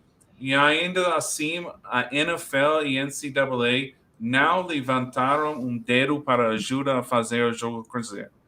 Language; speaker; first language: Portuguese; non-native, learner; English